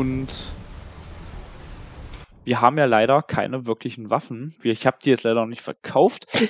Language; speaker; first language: German; native; German